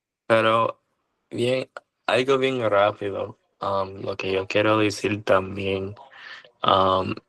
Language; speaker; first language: Spanish; early bilingual, heritage; Spanish